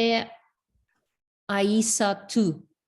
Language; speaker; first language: French; non-native, learner; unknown